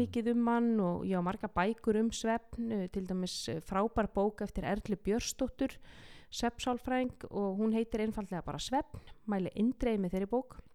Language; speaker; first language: Icelandic; native; Icelandic